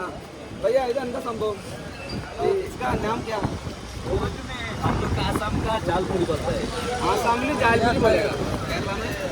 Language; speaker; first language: Hindi; non-native, local second language; Malayalam